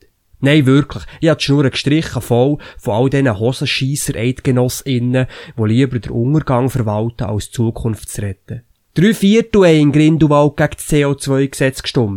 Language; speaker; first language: German; native; German